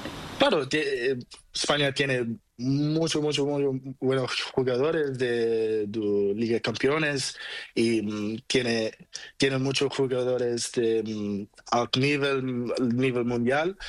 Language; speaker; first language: Spanish; non-native, learner; Portuguese